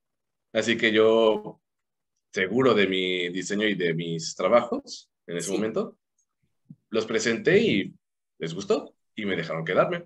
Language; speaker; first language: Spanish; native; Spanish